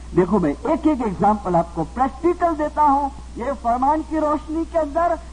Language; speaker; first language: Hindi; non-native, local second language; Gujarati